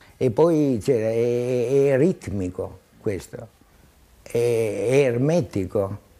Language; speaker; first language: Italian; non-native, fluent; Greek